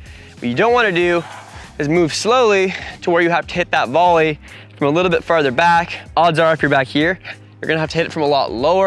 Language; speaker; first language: English; native; English